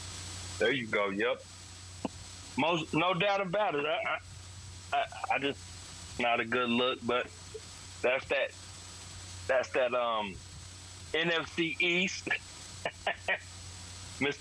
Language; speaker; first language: English; native; English